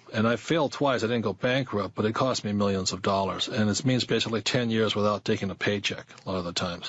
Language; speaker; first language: English; native; English